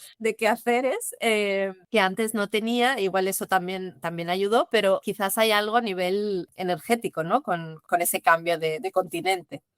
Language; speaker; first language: Spanish; non-native, fluent; Portuguese